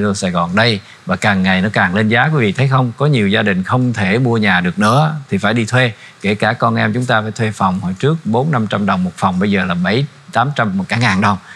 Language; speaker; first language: Vietnamese; native; Vietnamese